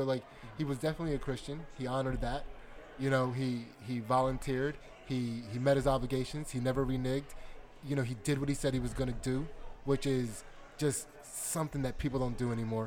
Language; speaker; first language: English; native; English